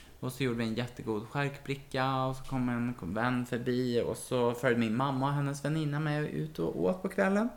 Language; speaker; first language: Swedish; native; Swedish